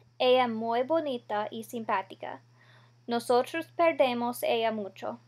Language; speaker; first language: Spanish; non-native, learner; English